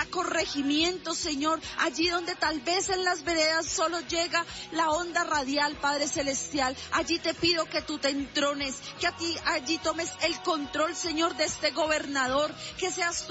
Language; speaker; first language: Spanish; native; Spanish